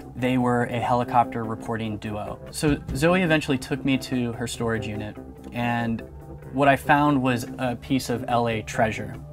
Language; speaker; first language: English; native; English